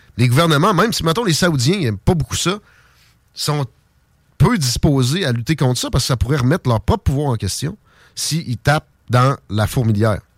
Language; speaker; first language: French; native; French